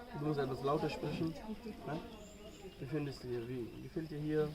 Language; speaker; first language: German; non-native, fluent; Bangla